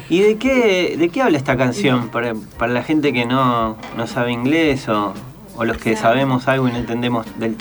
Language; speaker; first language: Spanish; native; Spanish